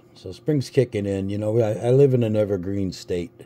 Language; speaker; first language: English; native; English